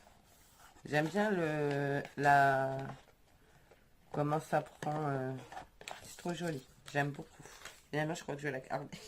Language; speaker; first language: French; native; French